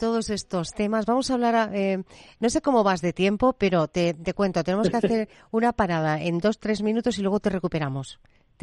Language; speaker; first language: Spanish; native; Spanish